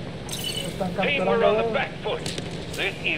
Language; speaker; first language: Spanish; native; Spanish